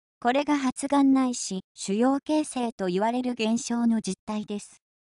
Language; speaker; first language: Japanese; native; Japanese